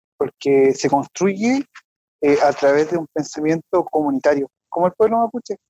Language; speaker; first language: Spanish; native; Spanish